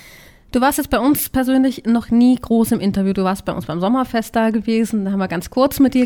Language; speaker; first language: German; native; German